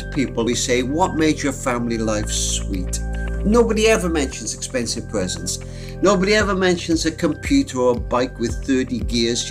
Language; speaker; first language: English; native; English